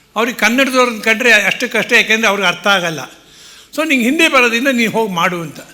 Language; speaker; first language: Kannada; early bilingual, heritage; Kannada